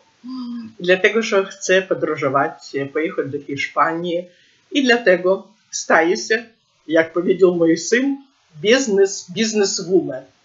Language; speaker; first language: Polish; non-native, learner; Ukrainian